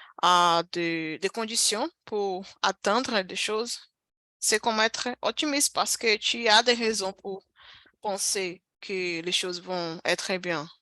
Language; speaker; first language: French; non-native, fluent; Portuguese